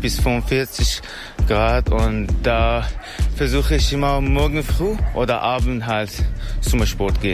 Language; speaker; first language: German; non-native, learner; Persian